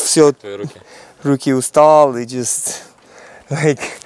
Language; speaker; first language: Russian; non-native, learner; English